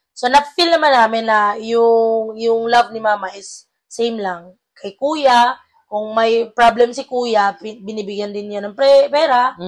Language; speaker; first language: Filipino; non-native, local second language; Cebuano